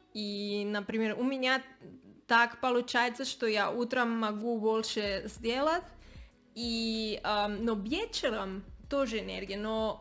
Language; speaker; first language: Russian; non-native, learner; Spanish